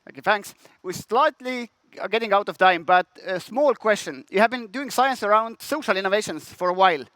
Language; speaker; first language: English; non-native, fluent; Estonian